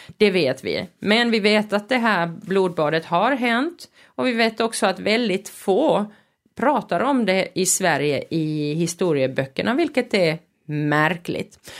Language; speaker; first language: Swedish; non-native, local second language; Finnish